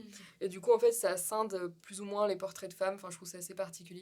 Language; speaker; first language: French; native; French